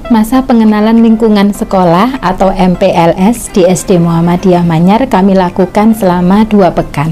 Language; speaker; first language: Indonesian; native; Indonesian